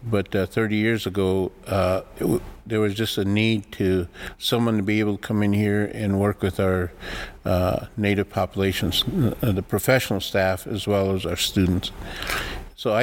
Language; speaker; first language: English; early bilingual, other home language; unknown